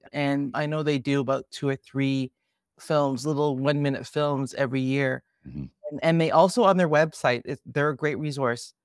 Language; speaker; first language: English; native; English